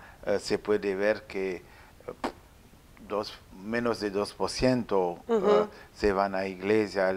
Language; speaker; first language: Spanish; non-native, learner; French